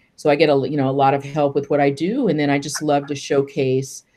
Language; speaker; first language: English; native; English